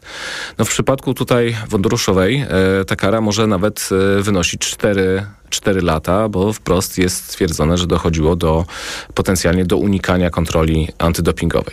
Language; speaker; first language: Polish; native; Polish